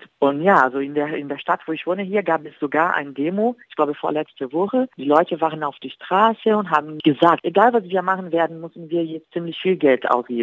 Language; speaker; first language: German; non-native, fluent; Portuguese